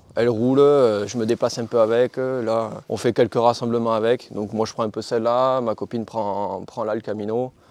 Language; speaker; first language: French; native; French